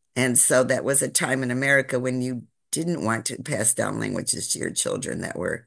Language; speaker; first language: English; native; English